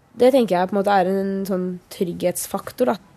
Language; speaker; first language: Norwegian; native; Norwegian